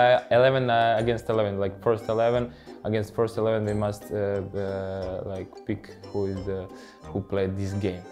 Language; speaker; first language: English; non-native, learner; Croatian